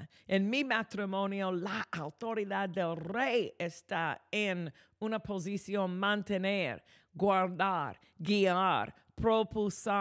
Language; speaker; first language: Spanish; non-native, fluent; English